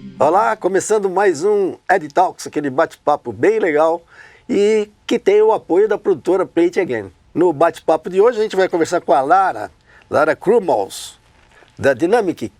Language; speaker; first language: Portuguese; native; Portuguese